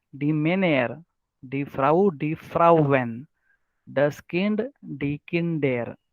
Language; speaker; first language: German; non-native, learner; Marathi